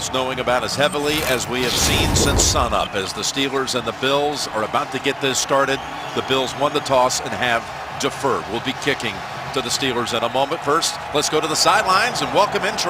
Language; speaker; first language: English; native; English